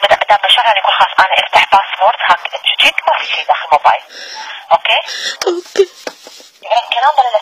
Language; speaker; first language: Arabic; non-native, learner; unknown